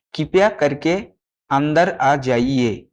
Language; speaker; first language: Hindi; non-native, local second language; Bangla